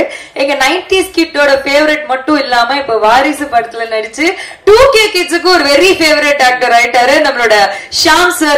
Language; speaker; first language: Tamil; native; Tamil